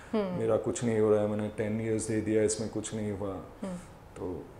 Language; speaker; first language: Hindi; non-native, local second language; Assamese